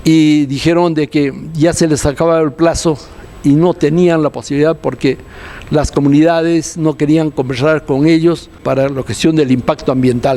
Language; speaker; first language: Spanish; native; Spanish